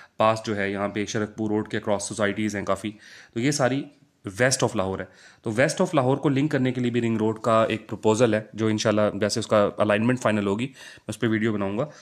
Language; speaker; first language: Urdu; non-native, local second language; Punjabi